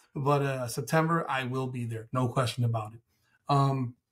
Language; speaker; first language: English; early bilingual, other home language; Spanish